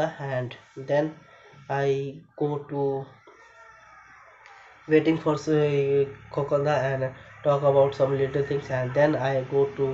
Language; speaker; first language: English; non-native, learner; Bangla